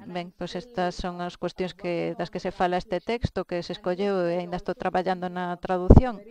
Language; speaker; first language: Galician; non-native, fluent; Filipino